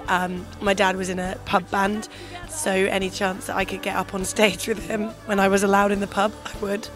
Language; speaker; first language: English; native; English